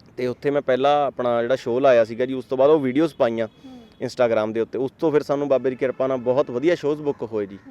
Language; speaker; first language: Punjabi; native; Punjabi